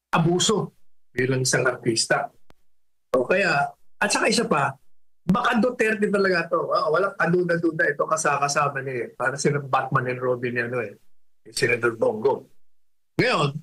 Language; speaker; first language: Filipino; native; Filipino